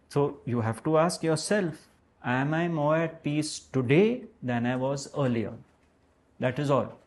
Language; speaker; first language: Hindi; non-native, learner; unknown